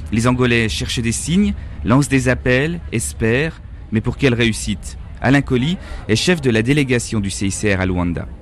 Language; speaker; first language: French; native; French